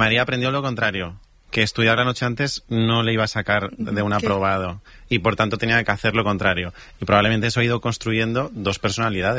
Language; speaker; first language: Spanish; native; Spanish